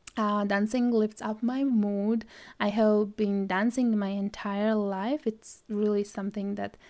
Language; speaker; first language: English; non-native, fluent; Latvian